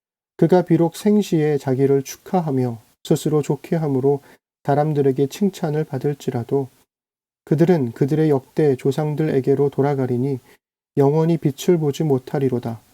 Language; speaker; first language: Korean; native; Korean